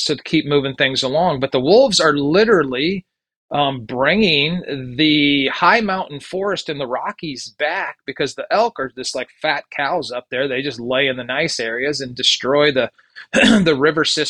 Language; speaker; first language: English; native; English